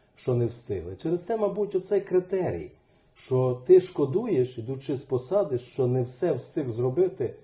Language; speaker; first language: Ukrainian; native; Ukrainian